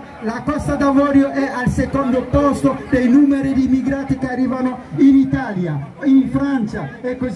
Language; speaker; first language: Italian; non-native, fluent; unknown